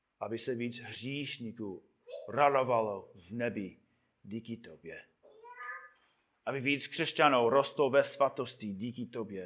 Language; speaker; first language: Czech; non-native, fluent; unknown